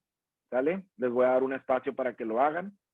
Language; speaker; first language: Spanish; native; Spanish